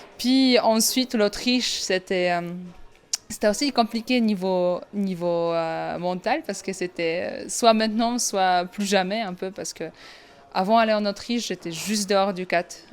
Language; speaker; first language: French; non-native, fluent; Polish